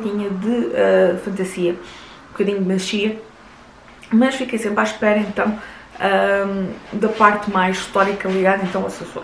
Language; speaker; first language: Portuguese; native; Portuguese